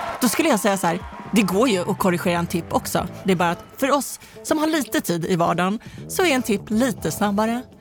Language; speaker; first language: Swedish; native; Swedish